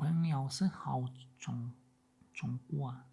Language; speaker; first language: Chinese; non-native, learner; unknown